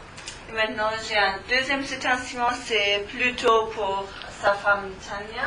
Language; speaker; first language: French; non-native, learner; German